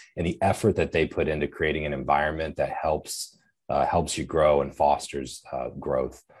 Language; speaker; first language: English; native; English